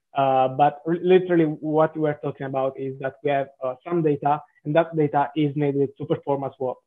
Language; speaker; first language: English; non-native, fluent; Italian